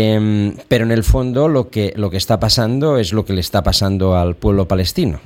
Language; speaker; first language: Spanish; non-native, local second language; Catalan